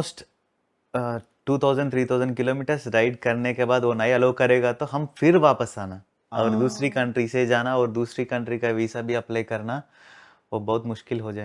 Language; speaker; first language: Hindi; non-native, local second language; Telugu